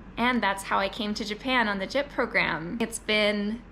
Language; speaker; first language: English; native; English